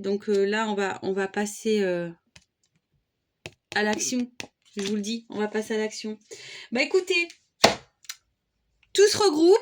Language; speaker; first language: French; native; French